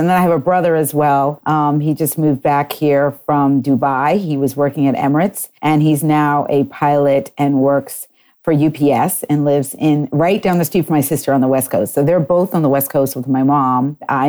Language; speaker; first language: English; native; English